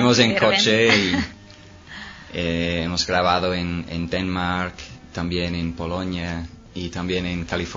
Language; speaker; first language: Spanish; non-native, fluent; English